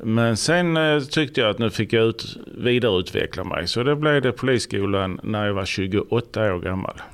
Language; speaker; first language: Swedish; native; Swedish